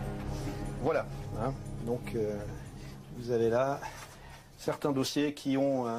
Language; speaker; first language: French; native; French